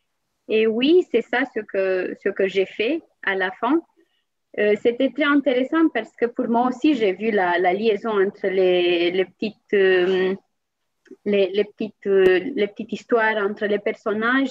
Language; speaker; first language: French; non-native, fluent; Romanian